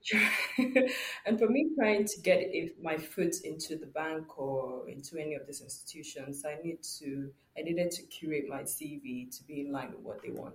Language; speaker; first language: English; non-native, local second language; Yoruba